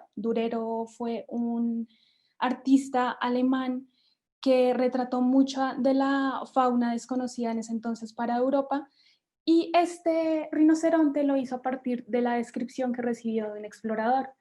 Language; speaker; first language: Spanish; native; Spanish